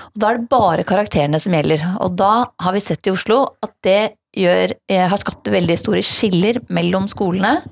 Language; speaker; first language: Norwegian; native; Norwegian